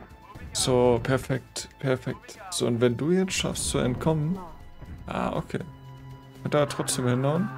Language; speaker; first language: German; native; German